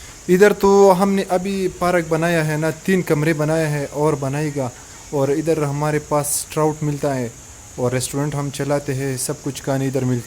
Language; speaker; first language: Hindi; non-native, local second language; Pashto